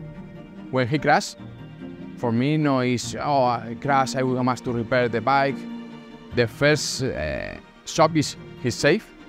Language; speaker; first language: English; non-native, learner; Spanish